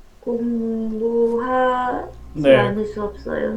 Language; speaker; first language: Korean; non-native, learner; Vietnamese